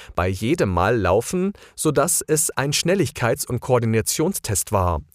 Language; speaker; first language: German; native; German